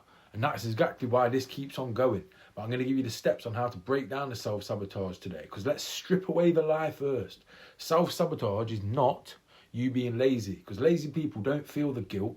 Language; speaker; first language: English; native; English